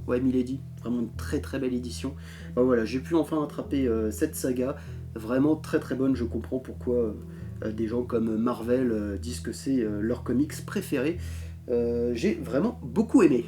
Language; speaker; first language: French; native; French